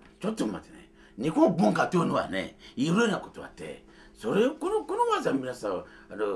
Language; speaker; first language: Japanese; non-native, fluent; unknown